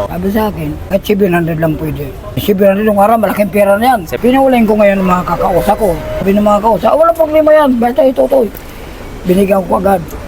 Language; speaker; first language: Filipino; non-native, local second language; Waray